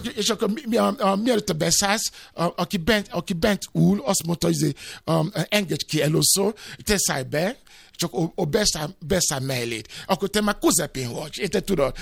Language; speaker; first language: Hungarian; non-native, fluent; Yoruba